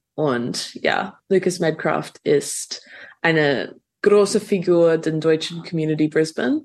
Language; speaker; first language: German; non-native, fluent; English